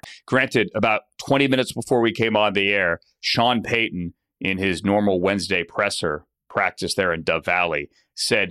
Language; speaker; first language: English; native; English